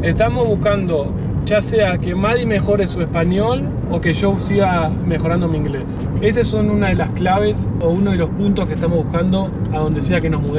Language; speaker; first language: Spanish; native; Spanish